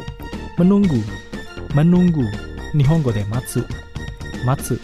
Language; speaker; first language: Japanese; non-native, fluent; Indonesian